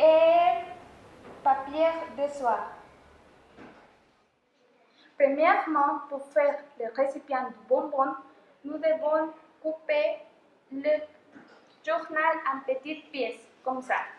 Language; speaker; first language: French; non-native, fluent; Spanish